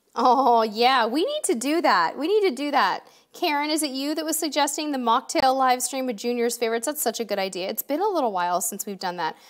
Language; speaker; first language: English; native; English